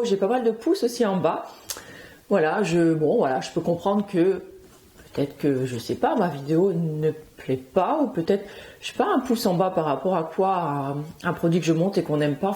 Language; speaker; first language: French; native; French